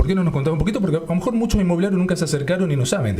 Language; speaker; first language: Spanish; native; Spanish